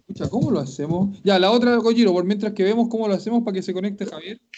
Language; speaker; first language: Spanish; native; Spanish